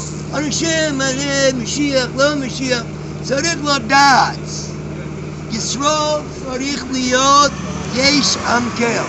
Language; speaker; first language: Hebrew; non-native, learner; English